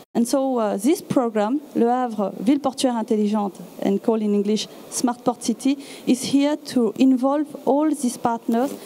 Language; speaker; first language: English; non-native, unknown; French